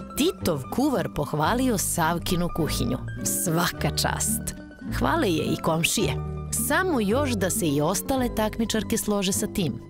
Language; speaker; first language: Bosnian; native; Bosnian